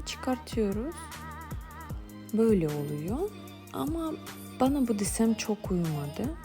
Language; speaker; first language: Turkish; non-native, fluent; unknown